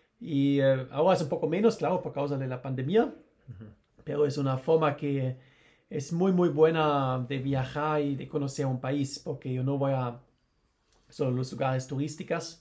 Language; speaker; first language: Spanish; non-native, learner; German